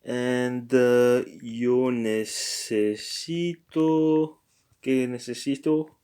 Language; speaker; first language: Spanish; non-native, learner; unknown